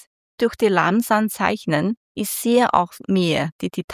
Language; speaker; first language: German; non-native, learner; Chinese